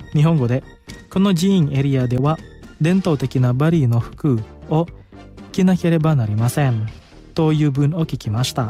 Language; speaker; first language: Japanese; non-native, fluent; Indonesian